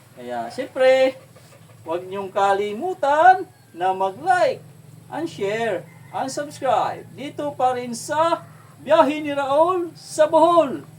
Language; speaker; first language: Filipino; non-native, local second language; Cebuano